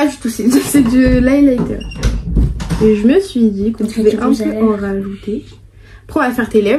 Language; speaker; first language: French; native; French